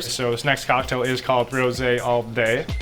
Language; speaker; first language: English; native; English